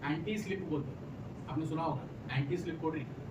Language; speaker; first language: Hindi; non-native, local second language; Kannada